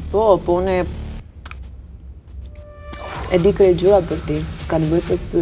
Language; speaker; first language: Albanian; early bilingual, heritage; Albanian